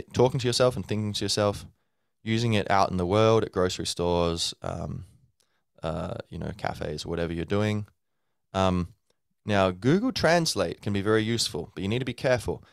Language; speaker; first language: English; native; English